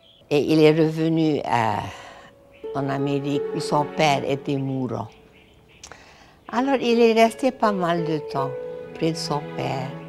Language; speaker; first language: French; early bilingual, heritage; French